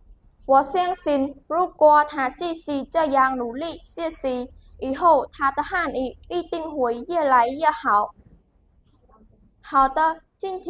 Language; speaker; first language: Chinese; non-native, learner; Khmer